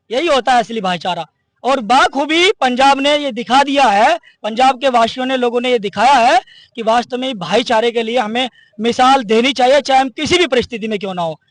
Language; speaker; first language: Hindi; native; Hindi